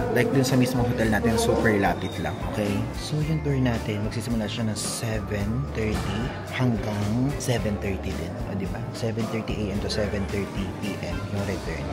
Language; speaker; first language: Filipino; native; Filipino